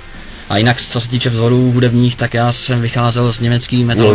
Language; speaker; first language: Czech; native; Czech